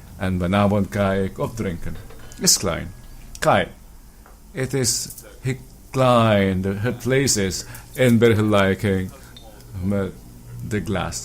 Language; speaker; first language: Dutch; non-native, fluent; Filipino